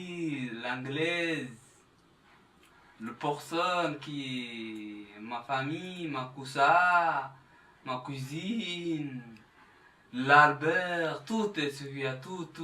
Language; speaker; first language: French; non-native, learner; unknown